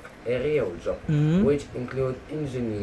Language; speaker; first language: English; non-native, fluent; Russian